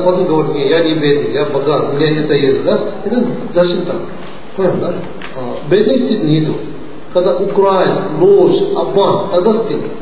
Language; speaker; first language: Russian; non-native, learner; Tibetan